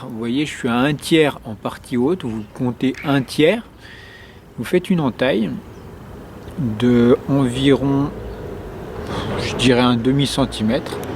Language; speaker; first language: French; native; French